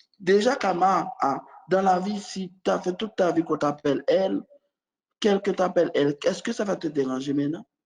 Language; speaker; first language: French; non-native, local second language; Haitian Creole